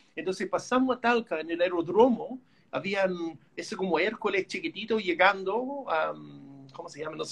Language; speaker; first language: Spanish; non-native, fluent; English